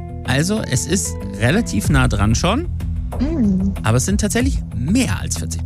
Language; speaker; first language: German; native; German